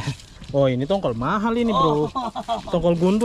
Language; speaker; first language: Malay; non-native, local second language; Banjar